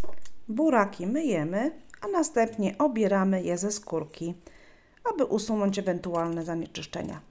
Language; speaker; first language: Polish; native; Polish